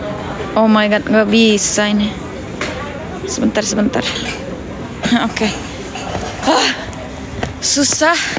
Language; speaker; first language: Indonesian; non-native, learner; Turkish